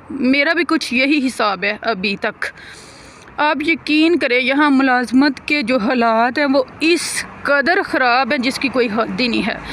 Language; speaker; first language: Urdu; non-native, local second language; Punjabi